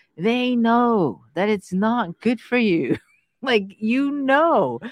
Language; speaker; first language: English; early bilingual, other home language; Persian